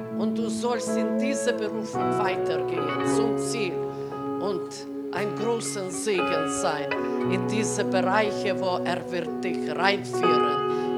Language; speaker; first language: German; non-native, fluent; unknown